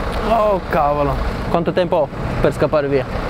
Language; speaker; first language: Italian; non-native, learner; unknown